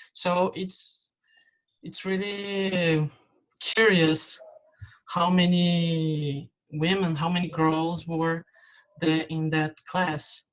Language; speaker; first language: English; non-native, fluent; Portuguese